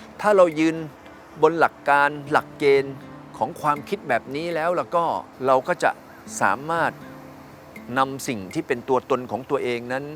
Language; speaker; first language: Thai; native; Thai